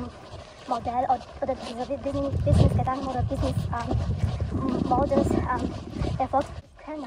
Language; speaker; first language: German; non-native, learner; Chinese